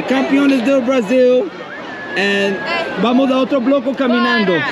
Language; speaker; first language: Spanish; non-native, learner; English